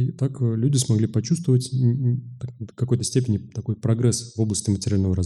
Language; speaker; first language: Russian; native; Russian